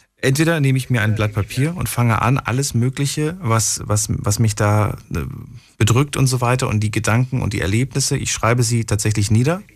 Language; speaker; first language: German; native; German